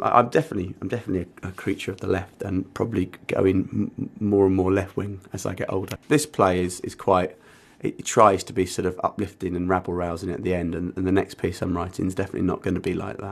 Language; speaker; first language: English; native; English